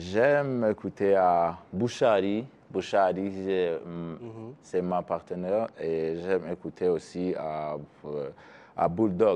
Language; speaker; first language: French; non-native, learner; Kinyarwanda